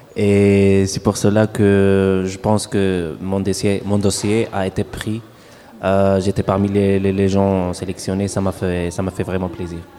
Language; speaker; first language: French; non-native, local second language; Arabic